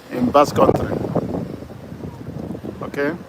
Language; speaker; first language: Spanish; non-native, learner; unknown